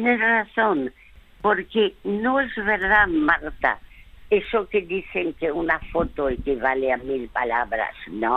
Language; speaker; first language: Spanish; early bilingual, other home language; French